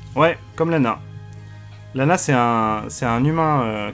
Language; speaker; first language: French; native; French